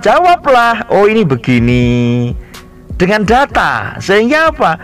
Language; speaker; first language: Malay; non-native, local second language; Javanese